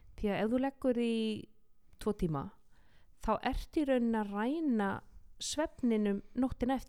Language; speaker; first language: Icelandic; native; Icelandic